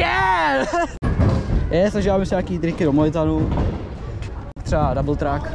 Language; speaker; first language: Czech; native; Czech